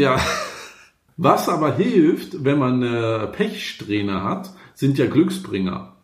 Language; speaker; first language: German; native; German